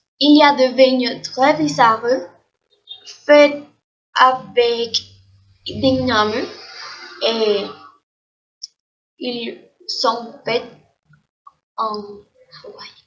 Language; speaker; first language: French; non-native, learner; Spanish